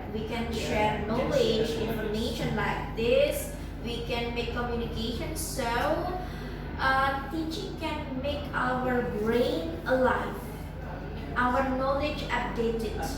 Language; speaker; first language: English; non-native, fluent; Indonesian